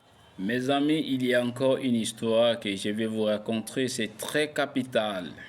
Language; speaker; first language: French; non-native, local second language; Lingala